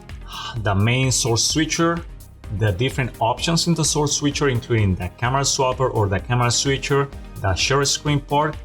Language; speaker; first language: English; non-native, fluent; Spanish